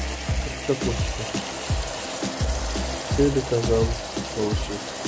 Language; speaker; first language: Russian; non-native, local second language; Uzbek